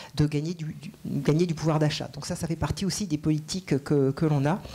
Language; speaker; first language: French; native; French